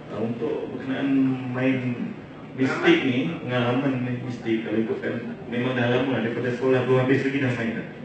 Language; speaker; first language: Malay; native; Malay